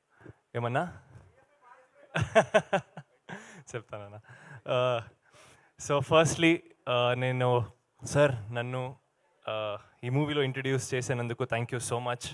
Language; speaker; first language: Telugu; non-native, learner; Kannada